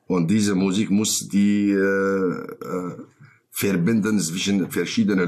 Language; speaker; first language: German; non-native, learner; Kurdish